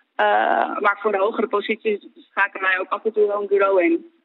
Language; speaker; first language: Dutch; early bilingual, other home language; Greek